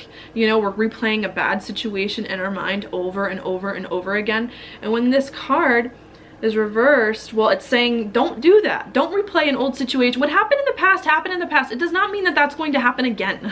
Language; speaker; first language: English; native; English